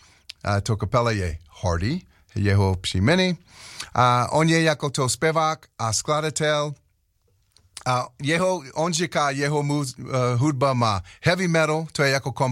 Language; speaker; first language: Czech; non-native, learner; English